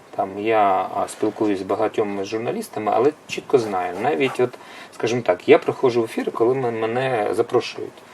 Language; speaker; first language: Ukrainian; non-native, local second language; Russian